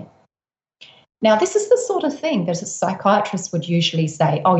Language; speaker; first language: English; native; English